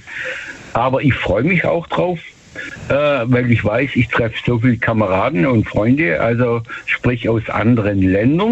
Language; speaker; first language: German; native; German